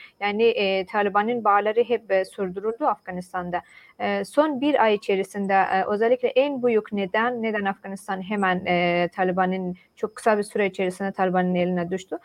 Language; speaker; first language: Turkish; non-native, fluent; Persian